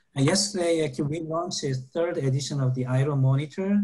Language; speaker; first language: English; non-native, fluent; Korean